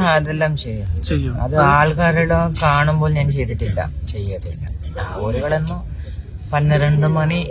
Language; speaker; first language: Malayalam; non-native, local second language; Tamil